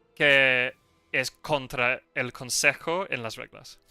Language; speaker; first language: Spanish; non-native, learner; English